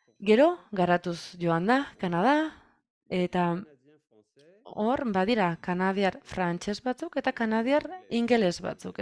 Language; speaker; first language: Basque; non-native, fluent; French